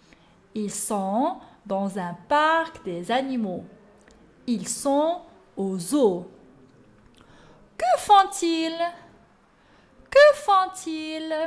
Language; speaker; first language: French; non-native, local second language; Arabic